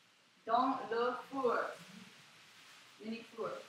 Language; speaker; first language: French; non-native, learner; English